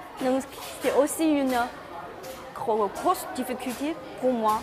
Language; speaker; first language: French; non-native, learner; Chinese